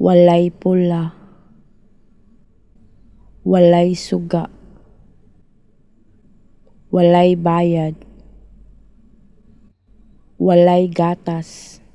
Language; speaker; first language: Cebuano; non-native, learner; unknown